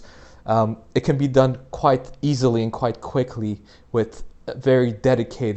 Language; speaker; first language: English; native; English